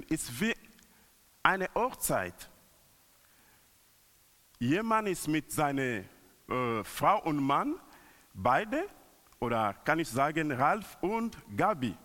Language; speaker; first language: German; non-native, learner; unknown